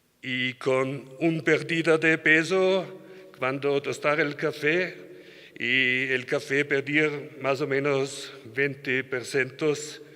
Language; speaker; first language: Spanish; non-native, learner; German